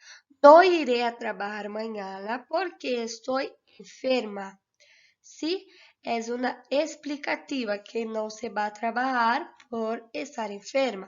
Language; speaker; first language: Spanish; non-native, fluent; Portuguese